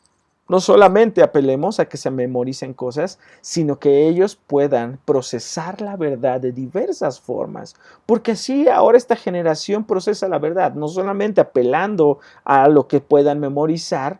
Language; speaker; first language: Spanish; native; Spanish